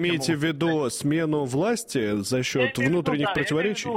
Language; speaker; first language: Russian; native; Russian